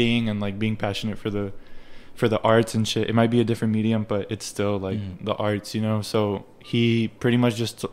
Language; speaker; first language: English; early bilingual, other home language; Spanish